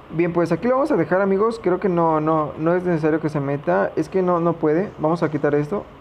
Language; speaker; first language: Spanish; native; Spanish